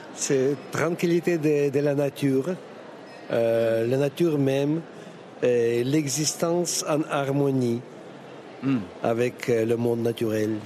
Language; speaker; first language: French; non-native, fluent; Russian